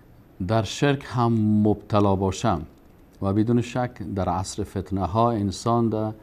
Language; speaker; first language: Persian; native; Persian